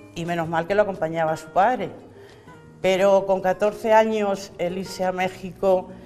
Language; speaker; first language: Spanish; native; Spanish